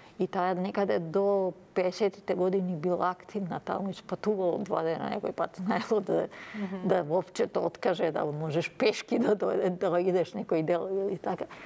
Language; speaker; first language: Macedonian; early bilingual, other home language; Serbian